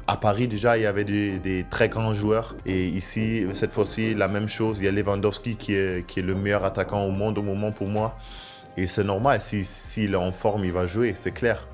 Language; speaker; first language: French; non-native, fluent; German